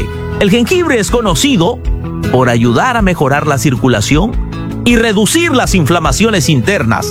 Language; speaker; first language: Spanish; native; Spanish